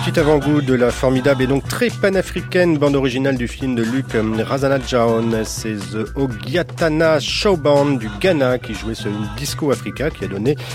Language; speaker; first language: French; native; French